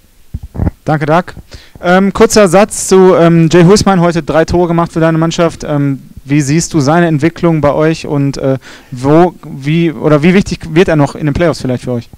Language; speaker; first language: German; native; German